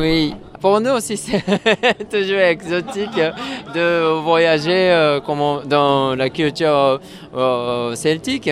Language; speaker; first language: French; non-native, fluent; Japanese